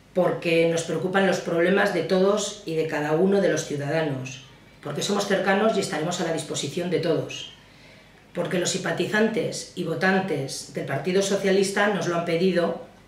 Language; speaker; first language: Spanish; native; Spanish